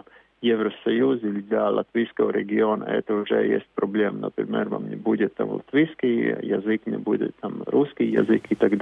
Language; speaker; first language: Russian; non-native, local second language; Latvian